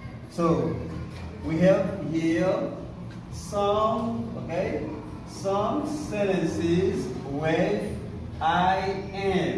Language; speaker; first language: English; non-native, fluent; Haitian Creole